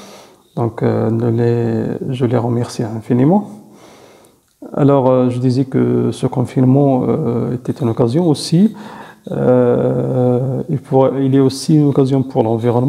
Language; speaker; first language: French; non-native, fluent; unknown